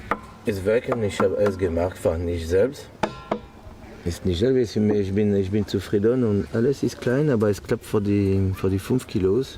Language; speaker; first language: German; non-native, learner; French